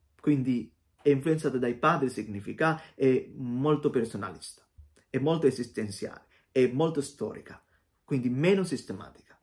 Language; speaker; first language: Italian; non-native, fluent; Sinhala